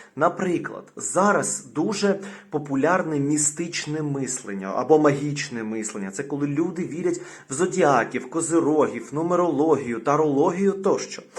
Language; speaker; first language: Ukrainian; non-native, local second language; Russian